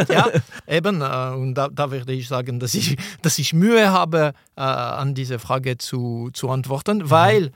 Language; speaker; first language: German; non-native, local second language; French